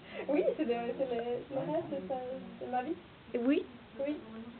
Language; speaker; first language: French; non-native, learner; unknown